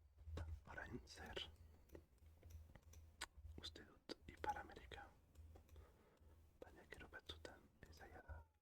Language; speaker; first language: Basque; non-native, learner; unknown